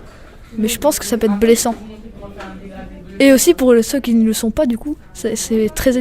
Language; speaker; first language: French; native; French